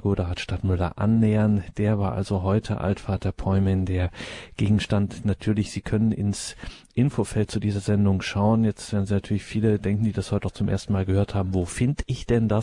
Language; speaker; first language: German; native; German